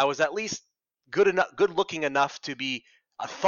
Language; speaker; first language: English; native; English